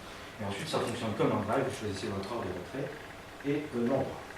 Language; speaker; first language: French; native; French